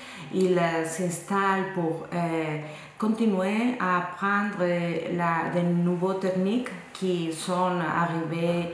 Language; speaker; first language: French; non-native, fluent; Spanish